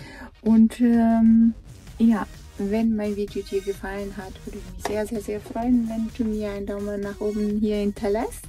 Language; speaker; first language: German; non-native, fluent; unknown